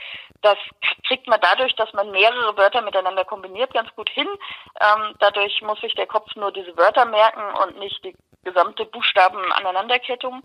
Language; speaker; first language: German; native; German